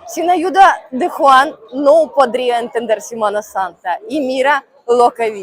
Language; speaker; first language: Spanish; non-native, learner; Russian